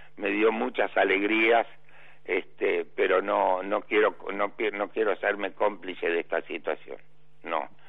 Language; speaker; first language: Spanish; native; Spanish